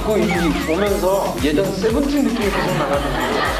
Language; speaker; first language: Korean; native; Korean